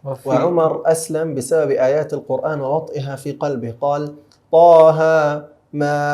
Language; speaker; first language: Arabic; native; Arabic